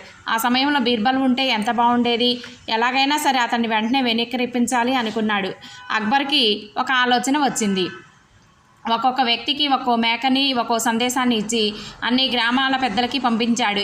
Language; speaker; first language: Telugu; native; Telugu